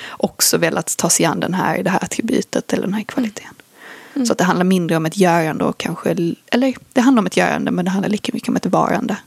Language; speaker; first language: Swedish; early bilingual, other home language; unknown